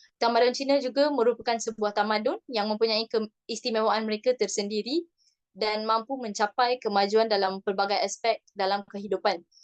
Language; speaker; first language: Malay; non-native, local second language; Tamil